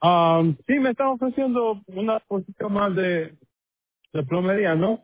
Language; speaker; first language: Spanish; non-native, local second language; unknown